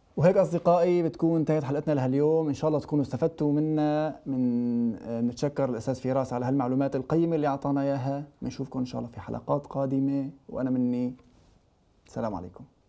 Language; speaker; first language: Arabic; native; Arabic